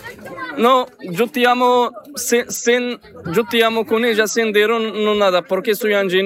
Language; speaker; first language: Spanish; non-native, learner; Arabic